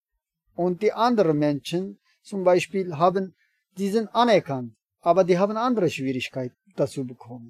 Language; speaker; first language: German; non-native, learner; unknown